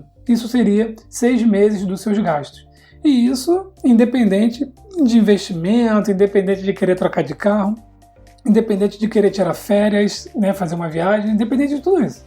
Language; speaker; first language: Portuguese; native; Portuguese